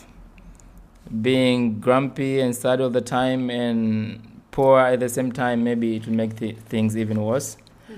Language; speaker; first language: English; non-native, local second language; Swahili